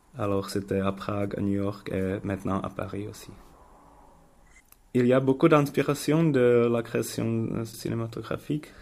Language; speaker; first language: French; non-native, learner; Czech